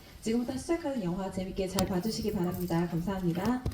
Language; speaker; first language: Korean; native; Korean